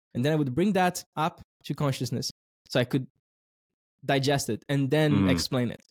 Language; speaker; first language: English; non-native, fluent; Portuguese